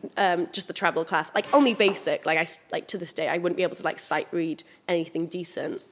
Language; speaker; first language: English; native; English